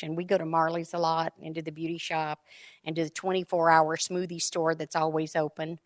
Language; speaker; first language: English; native; English